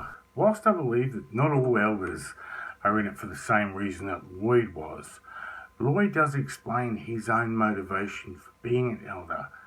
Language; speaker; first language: English; native; English